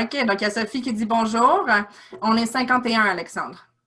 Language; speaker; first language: French; native; French